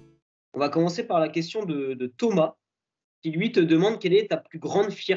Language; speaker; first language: French; native; French